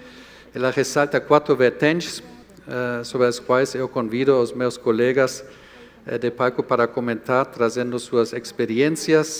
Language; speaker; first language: Portuguese; non-native, fluent; German